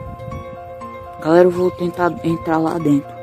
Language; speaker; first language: Portuguese; native; Portuguese